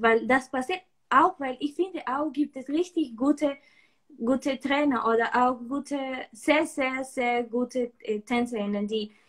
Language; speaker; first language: German; non-native, learner; Spanish